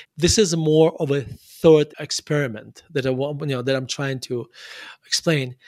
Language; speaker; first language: English; non-native, fluent; Russian